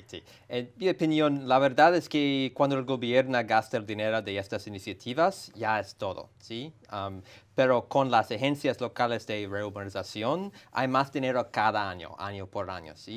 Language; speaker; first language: Spanish; non-native, fluent; English